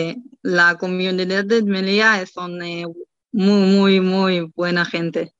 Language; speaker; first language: Spanish; non-native, learner; Hebrew